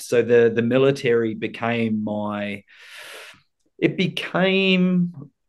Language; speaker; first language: English; native; English